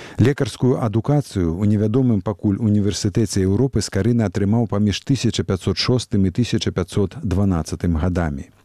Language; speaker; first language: Belarusian; native; Belarusian